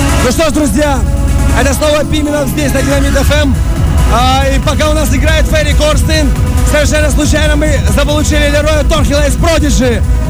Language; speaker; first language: Russian; native; Russian